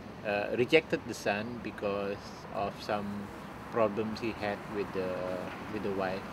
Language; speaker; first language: English; non-native, fluent; Indonesian